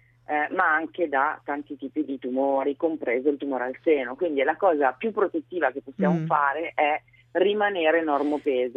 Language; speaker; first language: Italian; native; Italian